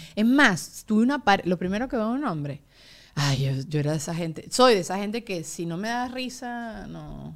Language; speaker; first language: Spanish; native; Spanish